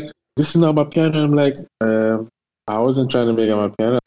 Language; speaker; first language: English; non-native, local second language; Akan